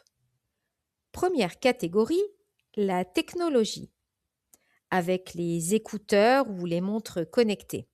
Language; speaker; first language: French; native; French